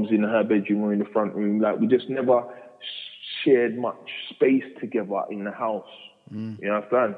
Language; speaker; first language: English; native; English